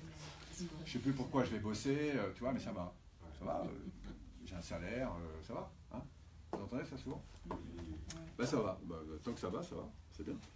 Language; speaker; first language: French; native; French